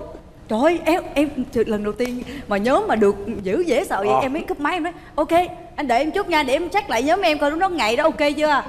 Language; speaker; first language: Vietnamese; native; Vietnamese